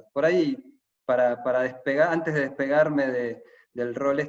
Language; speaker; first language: Spanish; native; Spanish